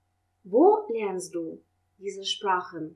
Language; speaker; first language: German; non-native, fluent; Russian